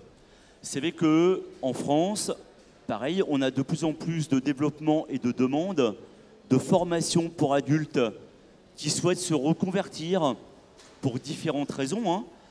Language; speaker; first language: French; native; French